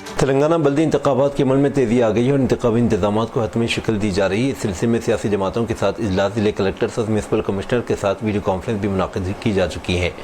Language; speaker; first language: Urdu; native; Urdu